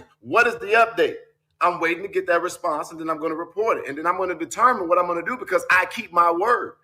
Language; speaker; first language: English; native; English